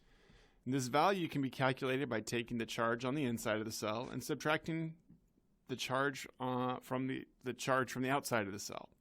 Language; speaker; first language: English; native; English